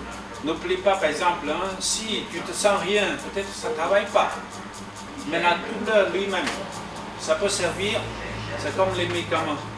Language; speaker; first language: French; non-native, fluent; Chinese